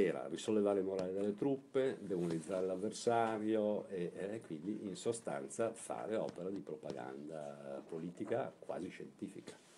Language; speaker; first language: Italian; native; Italian